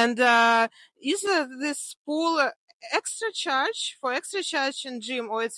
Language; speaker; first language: English; non-native, fluent; Russian